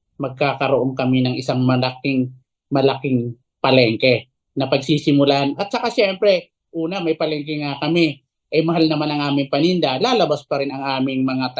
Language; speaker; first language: Filipino; native; Filipino